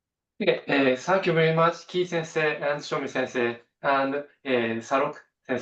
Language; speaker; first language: English; non-native, fluent; Japanese